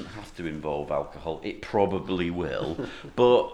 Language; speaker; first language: English; native; English